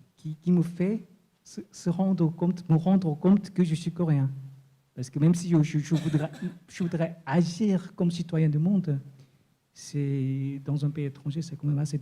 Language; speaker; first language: French; non-native, fluent; Korean